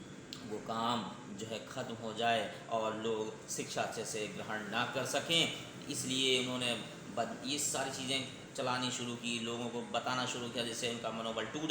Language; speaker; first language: Hindi; native; Hindi